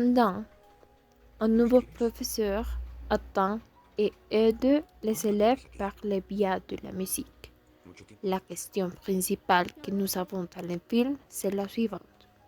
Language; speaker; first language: French; non-native, learner; Spanish